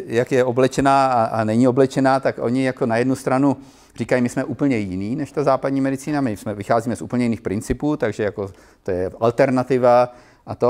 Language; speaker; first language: Czech; native; Czech